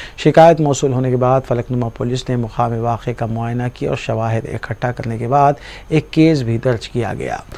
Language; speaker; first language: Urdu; native; Urdu